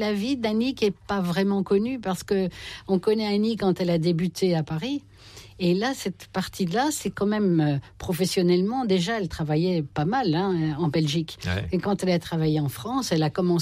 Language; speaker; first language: French; native; French